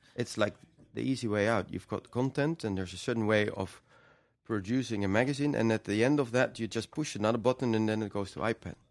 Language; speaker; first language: English; non-native, fluent; Dutch